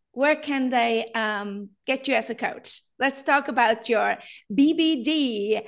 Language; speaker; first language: English; non-native, fluent; Norwegian